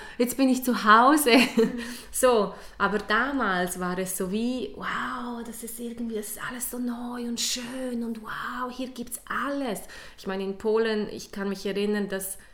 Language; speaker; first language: German; early bilingual, other home language; Polish